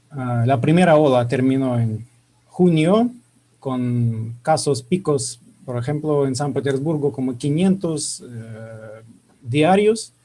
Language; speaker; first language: Spanish; non-native, fluent; Russian